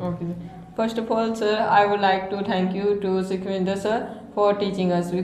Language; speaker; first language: English; non-native, learner; Hindi